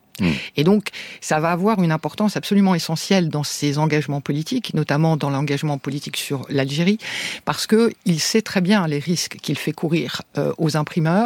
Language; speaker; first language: French; native; French